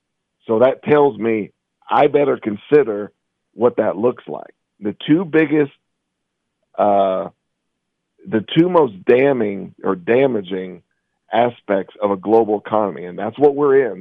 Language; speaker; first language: English; native; English